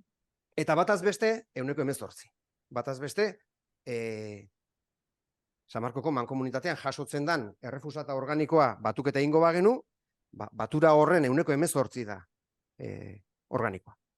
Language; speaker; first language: Basque; native; Basque